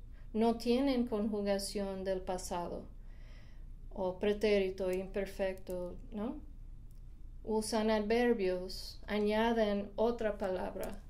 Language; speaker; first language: Spanish; non-native, fluent; English